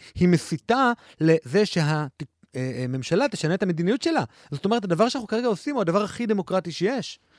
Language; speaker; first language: Hebrew; native; Hebrew